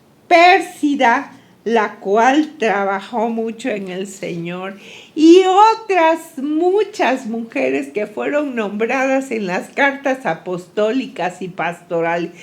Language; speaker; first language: Spanish; native; Spanish